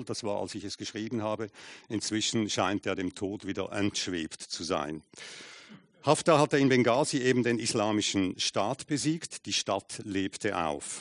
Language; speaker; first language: German; native; German